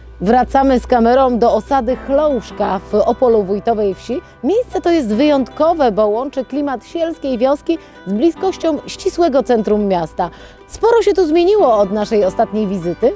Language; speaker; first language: Polish; native; Polish